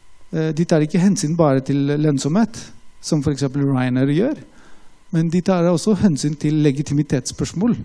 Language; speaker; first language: Norwegian; non-native, fluent; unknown